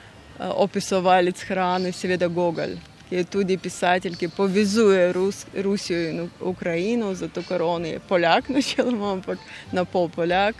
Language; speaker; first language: Slovenian; non-native, fluent; Russian